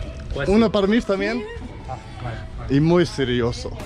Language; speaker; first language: Spanish; non-native, learner; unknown